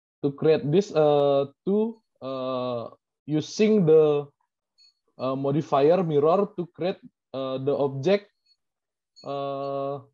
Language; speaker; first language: English; non-native, learner; Indonesian